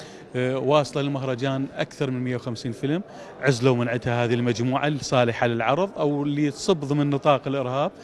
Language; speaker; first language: Arabic; native; Arabic